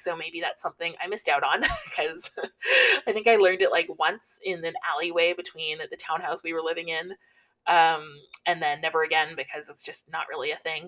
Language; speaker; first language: English; native; English